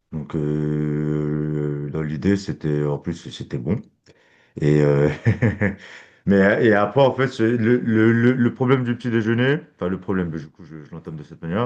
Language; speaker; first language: French; native; French